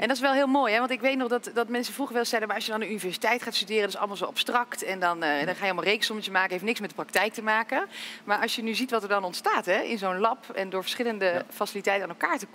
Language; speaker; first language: Dutch; native; Dutch